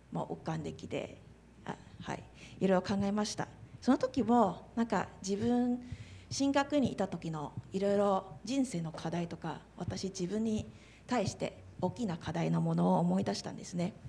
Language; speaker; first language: Japanese; non-native, fluent; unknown